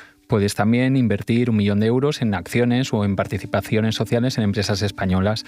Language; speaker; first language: Spanish; native; Spanish